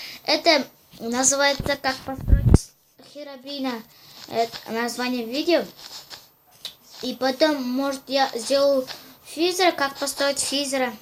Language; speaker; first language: Russian; non-native, local second language; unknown